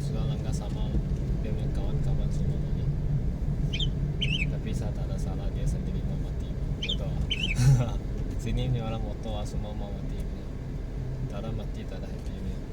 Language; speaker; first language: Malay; non-native, local second language; Chinese